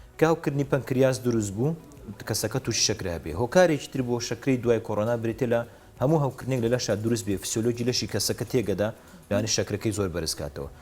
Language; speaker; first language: Central Kurdish; native; Central Kurdish